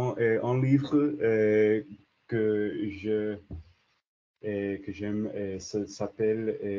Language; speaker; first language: French; non-native, learner; English